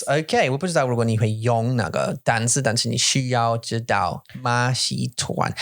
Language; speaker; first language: Chinese; non-native, learner; English